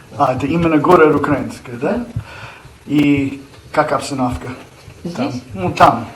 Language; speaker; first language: Russian; non-native, learner; English